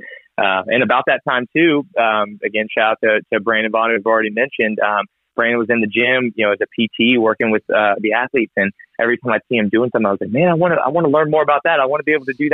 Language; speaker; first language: English; native; English